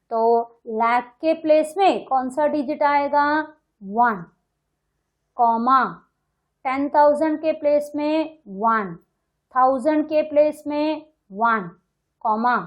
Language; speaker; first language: Hindi; non-native, local second language; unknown